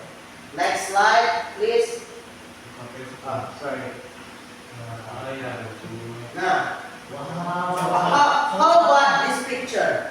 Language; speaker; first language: English; non-native, learner; Indonesian